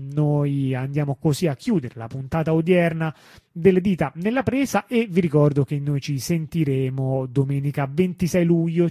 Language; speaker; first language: Italian; native; Italian